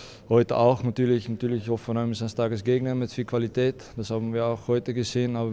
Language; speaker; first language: German; non-native, fluent; Dutch